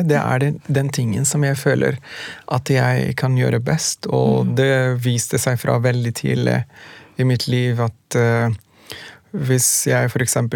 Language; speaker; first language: Norwegian; non-native, fluent; Arabic